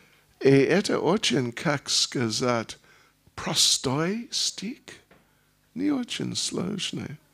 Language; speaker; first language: Russian; non-native, learner; English